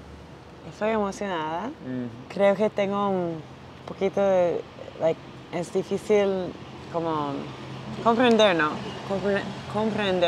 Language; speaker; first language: Spanish; non-native, learner; English